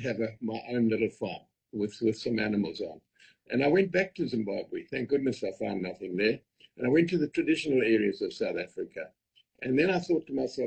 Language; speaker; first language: English; native; English